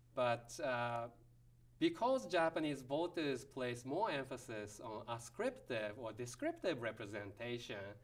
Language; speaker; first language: English; non-native, fluent; Japanese